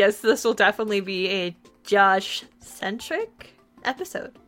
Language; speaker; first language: English; native; English